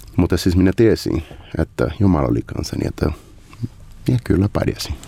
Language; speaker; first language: Finnish; non-native, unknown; Portuguese